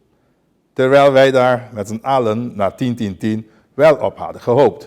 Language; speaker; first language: Dutch; non-native, local second language; Papiamento